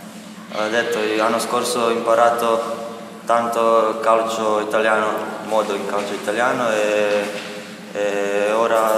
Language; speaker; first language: Italian; non-native, learner; Croatian